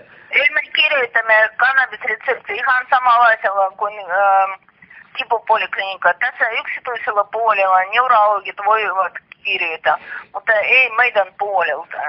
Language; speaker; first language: Finnish; non-native, learner; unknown